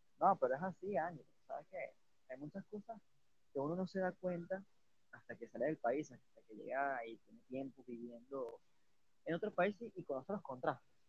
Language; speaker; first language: Spanish; native; Spanish